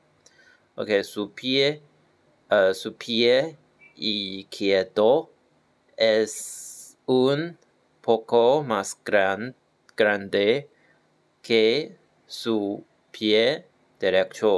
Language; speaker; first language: Spanish; non-native, learner; Chinese